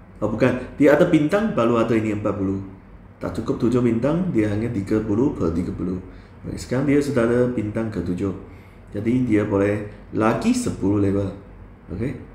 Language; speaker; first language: Malay; non-native, local second language; Chinese